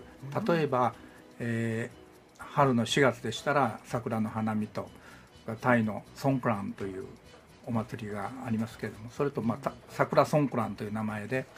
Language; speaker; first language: Japanese; native; Japanese